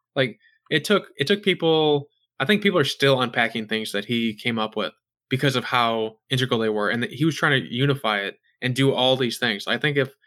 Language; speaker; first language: English; native; English